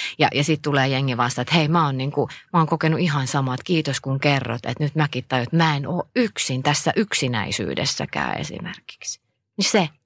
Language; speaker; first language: Finnish; native; Finnish